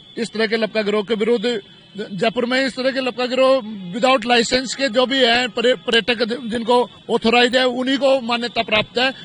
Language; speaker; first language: Hindi; native; Hindi